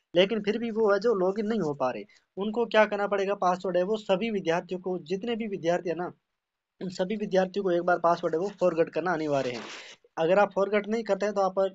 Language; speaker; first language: Hindi; native; Hindi